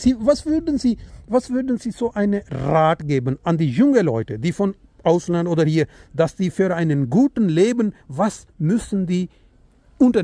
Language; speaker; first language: German; non-native, learner; Urdu